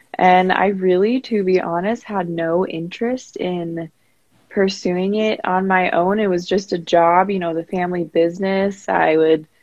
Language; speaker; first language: English; native; English